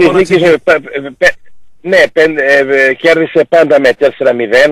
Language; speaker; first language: Greek; non-native, fluent; Portuguese